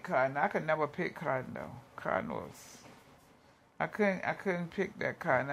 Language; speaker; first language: English; native; English